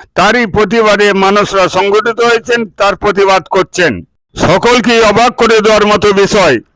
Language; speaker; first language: Bangla; non-native, local second language; Santali